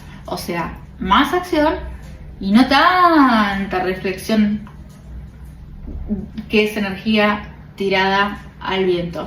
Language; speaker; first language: Spanish; native; Spanish